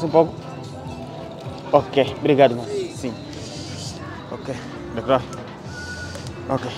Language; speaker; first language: Portuguese; non-native, learner; Vietnamese